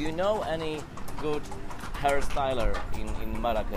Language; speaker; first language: English; non-native, fluent; Polish